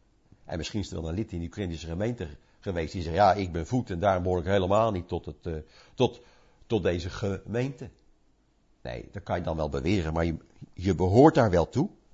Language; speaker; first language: Dutch; native; Dutch